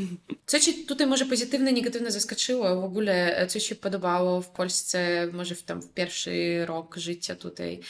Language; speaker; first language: Polish; non-native, fluent; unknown